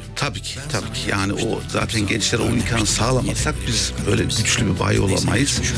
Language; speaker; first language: Turkish; early bilingual, heritage; German